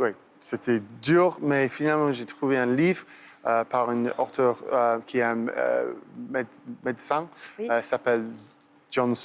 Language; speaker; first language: French; non-native, fluent; English